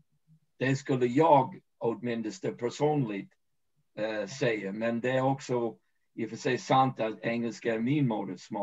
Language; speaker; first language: Swedish; non-native, fluent; English